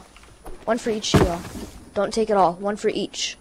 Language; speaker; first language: English; native; English